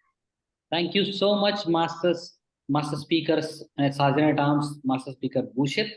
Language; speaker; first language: English; non-native, local second language; Kannada